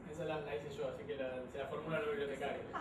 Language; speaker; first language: Spanish; native; Spanish